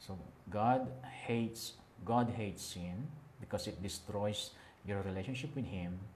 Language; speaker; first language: English; non-native, local second language; Filipino